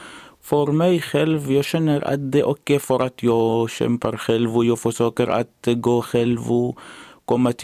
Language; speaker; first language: Swedish; non-native, learner; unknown